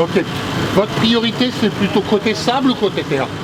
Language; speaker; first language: French; native; French